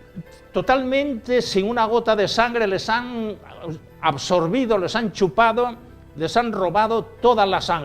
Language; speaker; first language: Spanish; native; Spanish